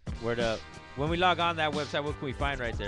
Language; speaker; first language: English; native; English